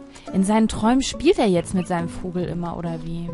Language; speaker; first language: German; native; German